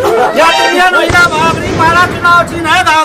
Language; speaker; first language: Hindi; native; Hindi